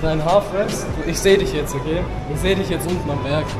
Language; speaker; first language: German; native; German